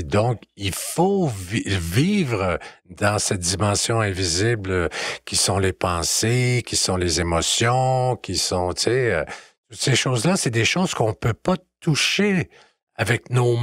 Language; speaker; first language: French; native; French